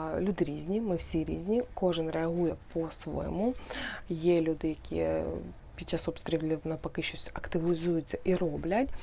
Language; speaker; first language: Ukrainian; non-native, local second language; Russian